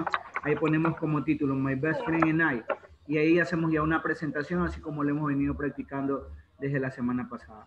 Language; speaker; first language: Spanish; native; Spanish